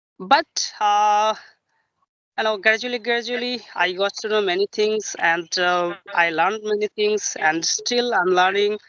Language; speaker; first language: English; non-native, local second language; Bangla